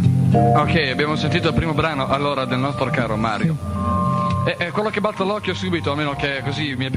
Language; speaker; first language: Italian; native; Italian